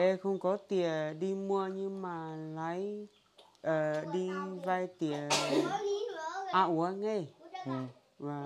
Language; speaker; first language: Vietnamese; non-native, local second language; Hmong